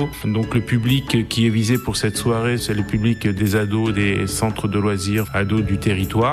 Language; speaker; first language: French; native; French